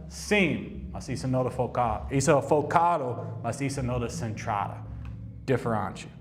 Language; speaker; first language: Portuguese; non-native, learner; English